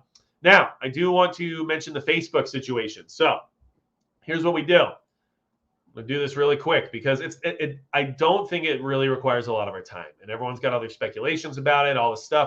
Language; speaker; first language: English; native; English